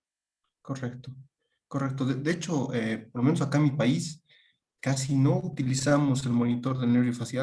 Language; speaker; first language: Spanish; native; Spanish